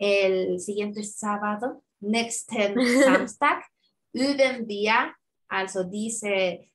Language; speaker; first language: German; non-native, fluent; Spanish